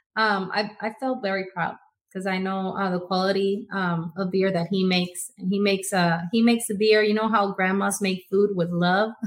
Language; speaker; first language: English; non-native, local second language; Spanish